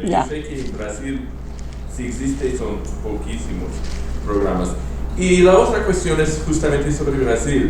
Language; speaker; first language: Spanish; non-native, fluent; Portuguese